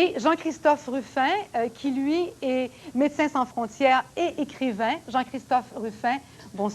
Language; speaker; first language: French; native; French